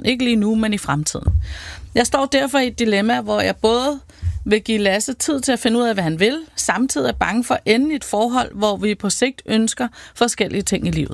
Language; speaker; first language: Danish; native; Danish